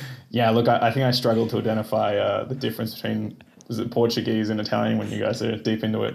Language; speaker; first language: English; native; English